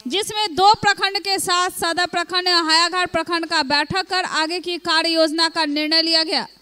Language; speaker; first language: Hindi; native; Hindi